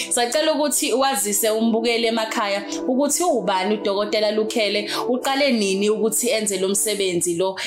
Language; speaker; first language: Zulu; native; Zulu